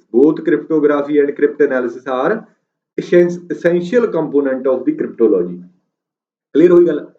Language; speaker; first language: English; non-native, local second language; Punjabi